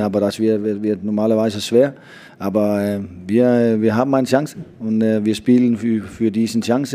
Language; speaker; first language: German; non-native, fluent; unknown